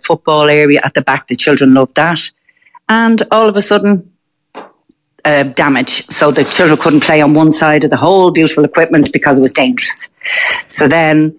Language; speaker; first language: English; native; English